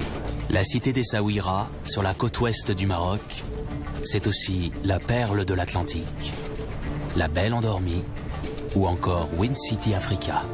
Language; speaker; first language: French; native; French